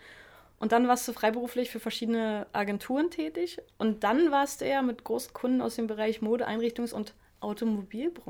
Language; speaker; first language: German; native; German